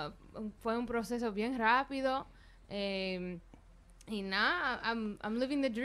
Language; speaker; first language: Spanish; early bilingual, heritage; Spanish